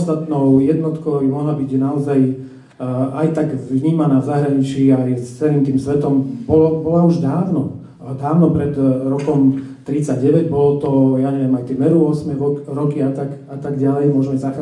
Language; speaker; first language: Slovak; native; Slovak